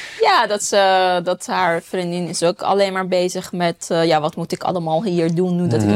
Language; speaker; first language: Dutch; non-native, fluent; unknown